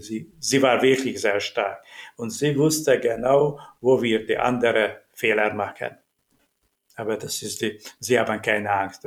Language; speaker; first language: German; non-native, learner; Hungarian